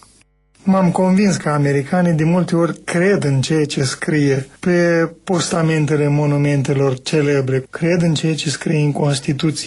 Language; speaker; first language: Romanian; native; Romanian